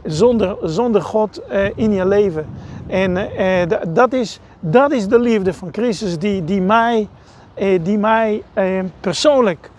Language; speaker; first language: Dutch; non-native, fluent; Hebrew